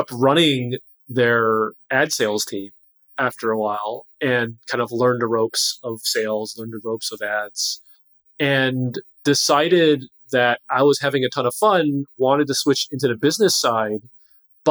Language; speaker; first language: English; native; English